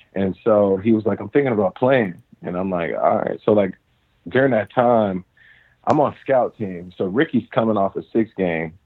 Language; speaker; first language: English; native; English